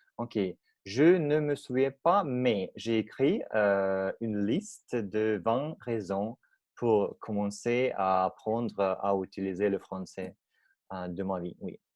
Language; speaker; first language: French; non-native, learner; Russian